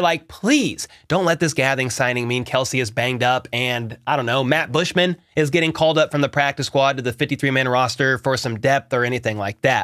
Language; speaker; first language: English; native; English